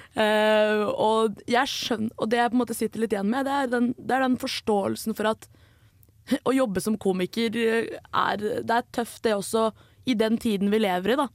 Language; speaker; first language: Norwegian; early bilingual, other home language; Kurdish